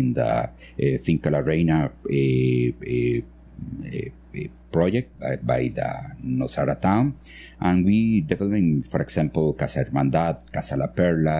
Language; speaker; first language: English; non-native, learner; Spanish